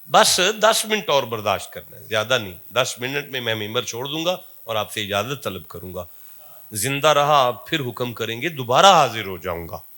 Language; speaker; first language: Urdu; non-native, local second language; Punjabi